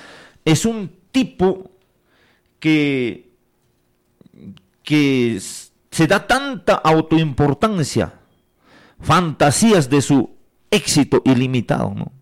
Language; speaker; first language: Spanish; native; Spanish